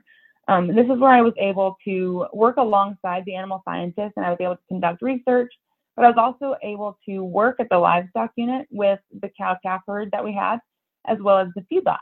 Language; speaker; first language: English; native; English